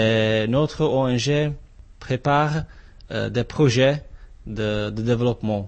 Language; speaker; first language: French; non-native, fluent; Czech